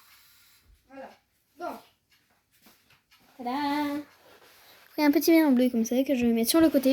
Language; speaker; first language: French; native; French